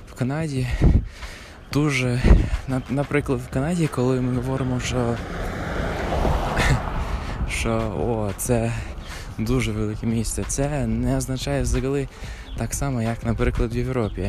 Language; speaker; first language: Ukrainian; non-native, fluent; English